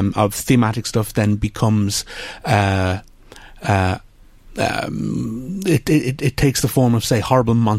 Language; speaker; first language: English; native; English